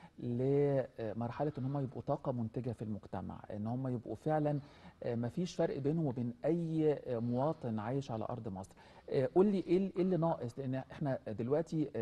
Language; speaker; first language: Arabic; native; Arabic